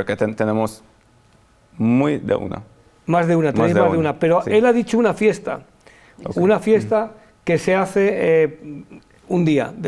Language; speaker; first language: Spanish; non-native, fluent; Maltese